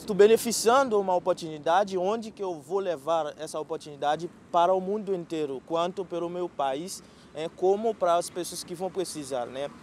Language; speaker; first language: Portuguese; non-native, fluent; Haitian Creole